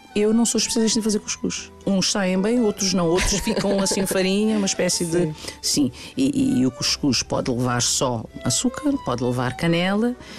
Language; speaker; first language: Portuguese; non-native, local second language; Kabuverdianu